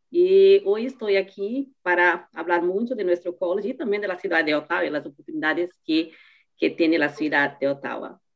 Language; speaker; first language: Spanish; non-native, fluent; Portuguese